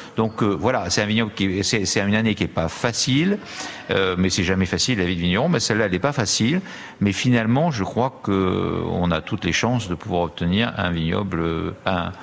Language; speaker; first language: French; native; French